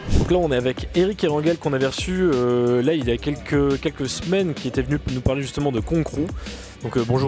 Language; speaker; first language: French; native; French